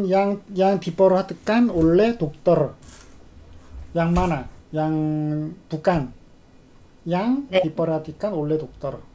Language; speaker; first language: Indonesian; non-native, fluent; Korean